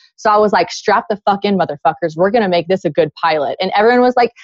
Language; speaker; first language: English; native; English